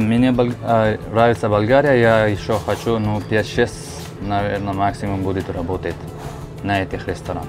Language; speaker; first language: Russian; non-native, learner; Uzbek